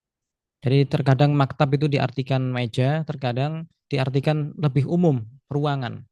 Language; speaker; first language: Indonesian; native; Indonesian